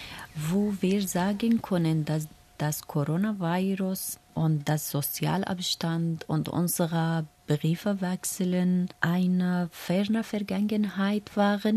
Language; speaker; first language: German; non-native, learner; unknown